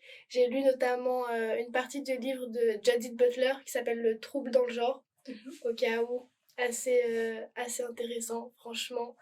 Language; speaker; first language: French; native; French